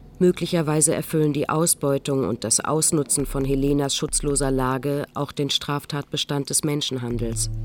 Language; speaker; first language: German; native; German